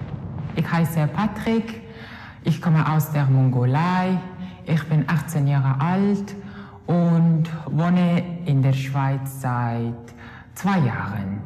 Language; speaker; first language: German; non-native, learner; Mongolian